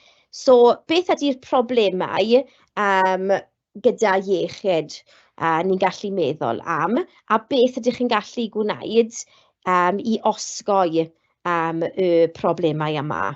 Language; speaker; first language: Welsh; non-native, local second language; English